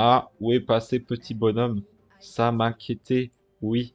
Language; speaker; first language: French; native; French